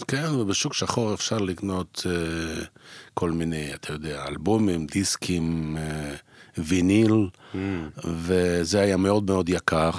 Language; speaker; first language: Hebrew; non-native, fluent; Russian